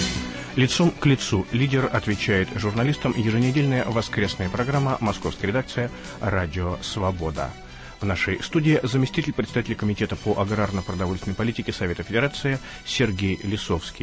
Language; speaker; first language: Russian; native; Russian